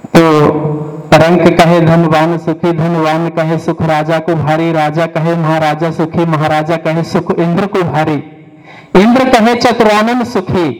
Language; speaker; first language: Hindi; native; Hindi